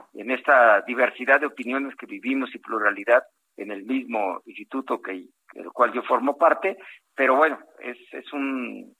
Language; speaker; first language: Spanish; native; Spanish